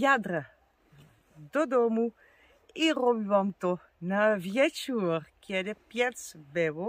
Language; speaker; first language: Polish; non-native, learner; Dutch